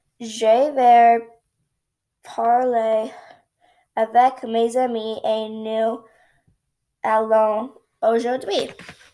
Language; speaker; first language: French; non-native, learner; English